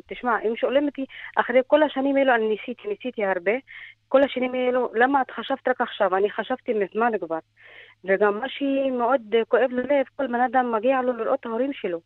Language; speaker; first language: Hebrew; non-native, fluent; Arabic